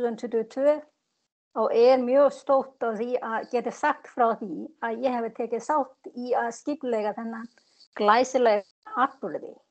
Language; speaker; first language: Icelandic; non-native, learner; Chinese